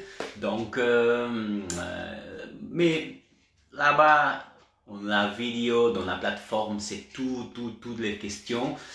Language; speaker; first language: French; non-native, learner; Portuguese